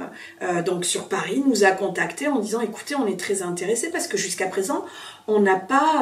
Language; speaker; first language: French; native; French